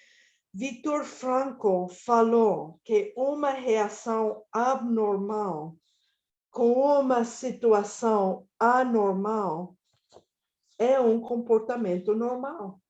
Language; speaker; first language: Portuguese; non-native, fluent; Spanish